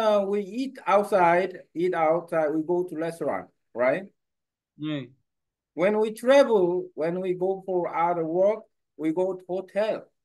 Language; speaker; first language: English; non-native, learner; Korean